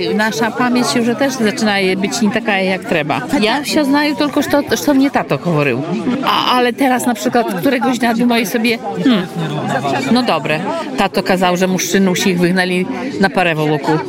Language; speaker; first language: Polish; non-native, local second language; Belarusian